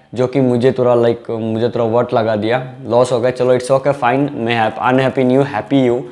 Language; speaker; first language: Hindi; non-native, local second language; Bangla